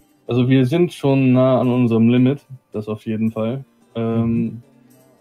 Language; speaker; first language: German; native; German